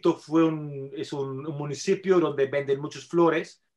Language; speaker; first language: Spanish; non-native, fluent; English